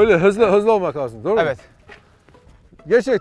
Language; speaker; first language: Turkish; non-native, learner; English